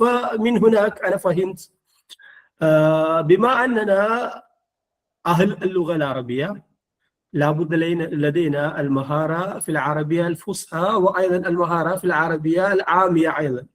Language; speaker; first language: Arabic; non-native, fluent; Malayalam